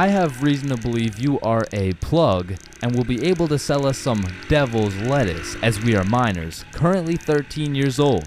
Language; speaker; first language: English; native; English